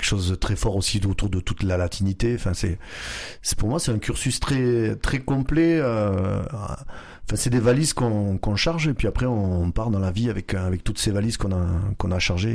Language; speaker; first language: French; non-native, local second language; Dutch